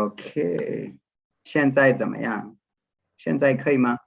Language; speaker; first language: Chinese; non-native, fluent; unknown